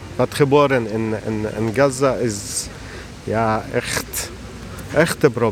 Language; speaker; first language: Dutch; non-native, learner; Arabic